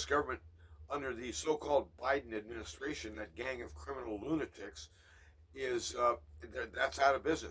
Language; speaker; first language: English; native; English